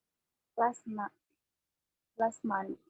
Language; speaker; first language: English; non-native, learner; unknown